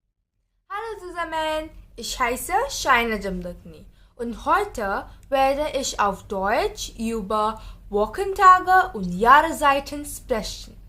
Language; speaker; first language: German; non-native, learner; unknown